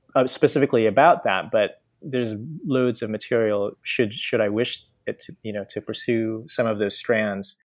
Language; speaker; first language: English; native; English